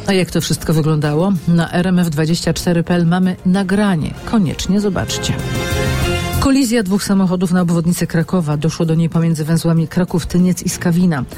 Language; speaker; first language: Polish; native; Polish